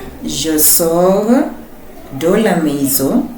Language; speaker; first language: French; non-native, fluent; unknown